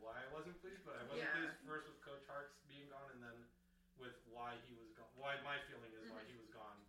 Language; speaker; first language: English; native; English